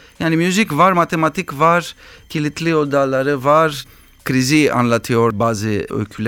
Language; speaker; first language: Turkish; non-native, learner; Greek